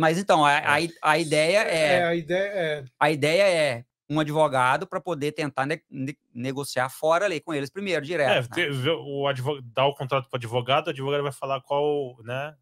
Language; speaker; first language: Portuguese; native; Portuguese